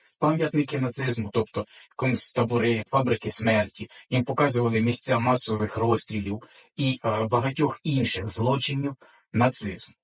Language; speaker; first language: Ukrainian; native; Ukrainian